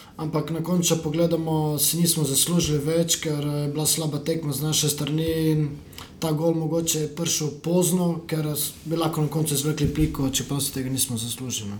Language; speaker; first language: Slovenian; native; Slovenian